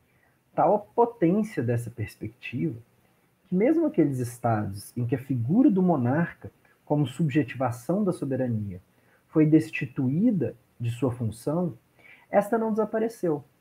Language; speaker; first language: Portuguese; native; Portuguese